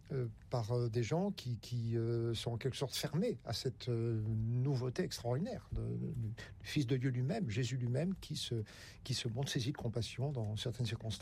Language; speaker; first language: French; native; French